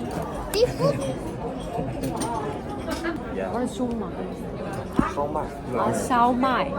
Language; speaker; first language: Chinese; non-native, learner; Korean